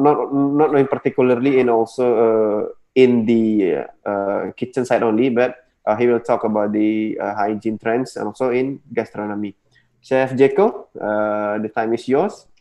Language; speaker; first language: English; non-native, local second language; Indonesian